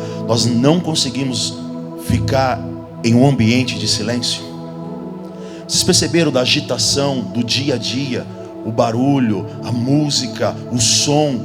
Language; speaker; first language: Portuguese; native; Portuguese